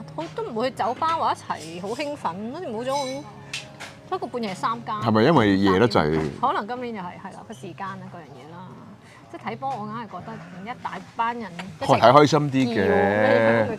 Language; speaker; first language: Cantonese; native; Cantonese